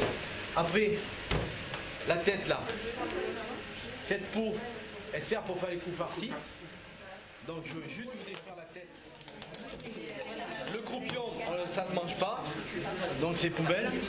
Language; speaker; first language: French; native; French